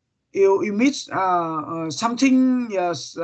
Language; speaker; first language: English; non-native, learner; Vietnamese